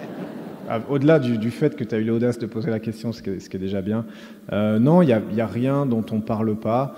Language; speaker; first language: French; native; French